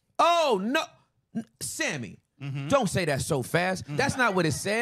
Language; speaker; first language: English; native; English